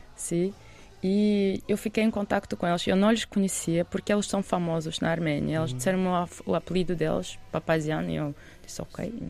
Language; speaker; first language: Portuguese; non-native, fluent; Russian